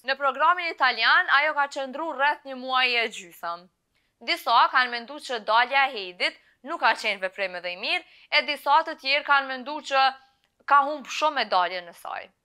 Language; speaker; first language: Albanian; native; Albanian